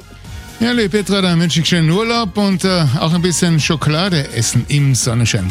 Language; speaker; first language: German; native; German